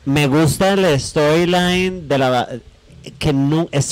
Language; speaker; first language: Spanish; native; Spanish